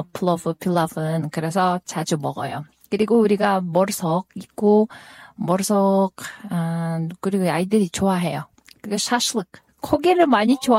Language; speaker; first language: Korean; non-native, learner; Kyrgyz